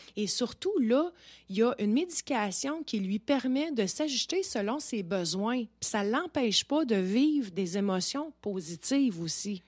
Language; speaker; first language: French; native; French